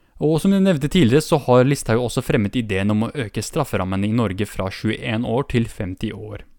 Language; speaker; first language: Norwegian; early bilingual, other home language; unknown